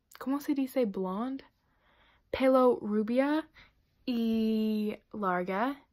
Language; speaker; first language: Spanish; non-native, learner; English